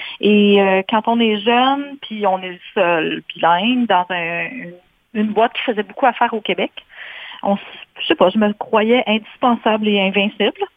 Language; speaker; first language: French; native; French